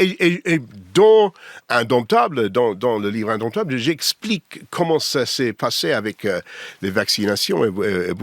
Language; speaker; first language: French; non-native, learner; English